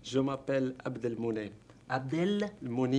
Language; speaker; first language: French; non-native, learner; Arabic